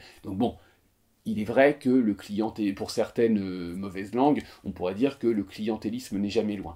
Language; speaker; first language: French; native; French